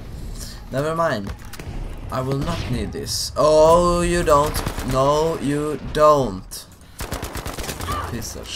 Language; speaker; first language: English; non-native, fluent; Swedish